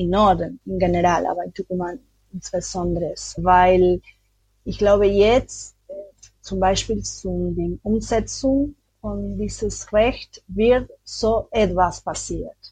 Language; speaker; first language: German; non-native, learner; Spanish